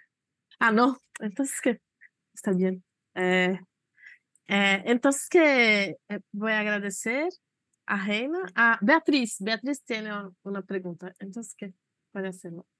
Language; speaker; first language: Spanish; non-native, fluent; Portuguese